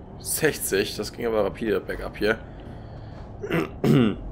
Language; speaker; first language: German; native; German